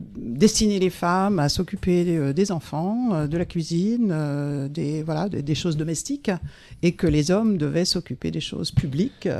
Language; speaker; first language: French; native; French